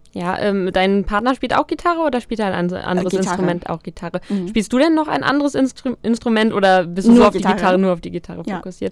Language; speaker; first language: German; native; German